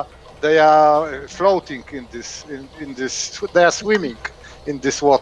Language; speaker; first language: English; non-native, fluent; Polish